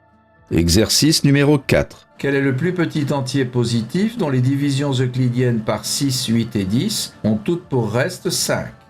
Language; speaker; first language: French; native; French